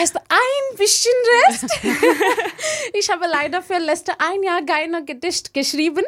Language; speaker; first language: German; non-native, fluent; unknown